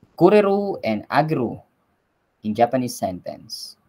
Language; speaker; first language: English; non-native, local second language; Filipino